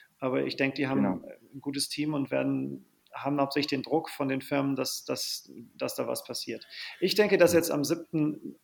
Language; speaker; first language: German; native; German